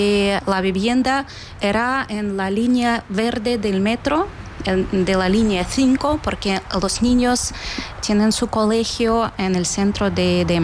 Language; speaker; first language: Spanish; non-native, local second language; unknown